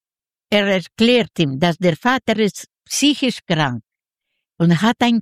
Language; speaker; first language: German; non-native, learner; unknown